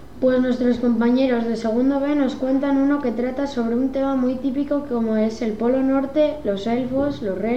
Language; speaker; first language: Spanish; native; Spanish